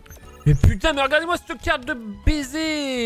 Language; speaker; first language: French; native; French